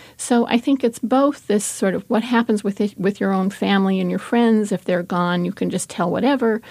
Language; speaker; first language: English; native; English